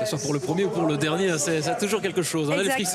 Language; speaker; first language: French; native; French